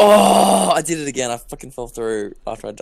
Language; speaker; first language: English; native; English